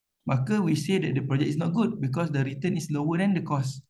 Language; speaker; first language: English; non-native, local second language; Malay